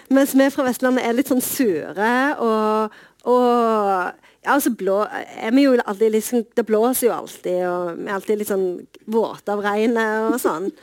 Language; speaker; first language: Norwegian; native; Norwegian